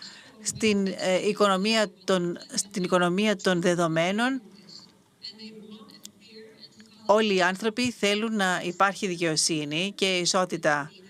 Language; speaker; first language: Greek; native; Greek